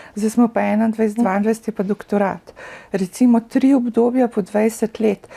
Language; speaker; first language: Slovenian; native; Slovenian